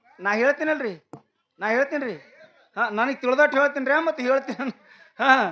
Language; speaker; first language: Kannada; non-native, local second language; Lambadi